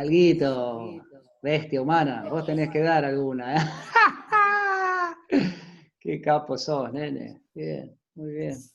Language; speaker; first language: Spanish; native; Spanish